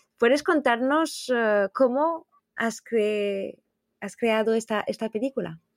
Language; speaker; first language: Spanish; non-native, fluent; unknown